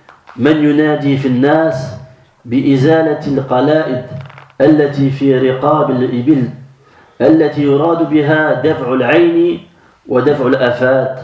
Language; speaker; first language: Arabic; non-native, fluent; French